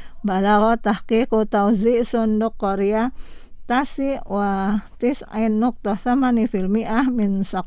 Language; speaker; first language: Arabic; non-native, fluent; Indonesian